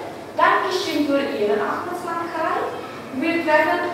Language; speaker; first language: German; non-native, fluent; Indonesian